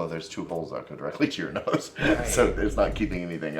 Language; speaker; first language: English; native; English